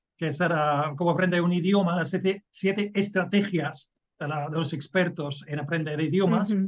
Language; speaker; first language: Spanish; non-native, fluent; English